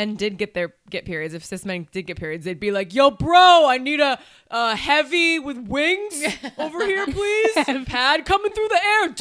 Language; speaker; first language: English; native; English